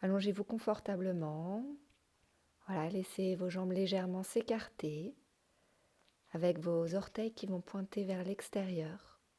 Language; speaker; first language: French; native; French